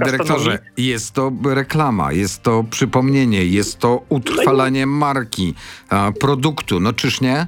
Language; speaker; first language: Polish; native; Polish